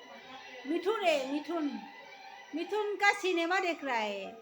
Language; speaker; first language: Hindi; non-native, local second language; Assamese